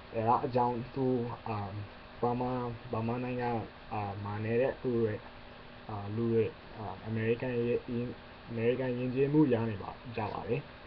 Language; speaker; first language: Burmese; non-native, learner; English